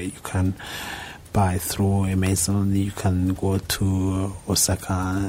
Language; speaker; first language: English; non-native, local second language; Kinyarwanda